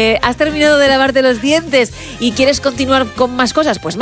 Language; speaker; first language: Spanish; native; Spanish